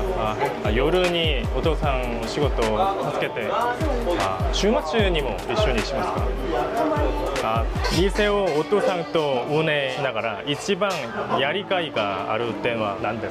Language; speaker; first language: Japanese; non-native, learner; Korean